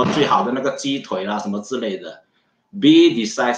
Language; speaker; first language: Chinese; native; Chinese